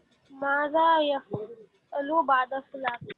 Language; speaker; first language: Arabic; non-native, learner; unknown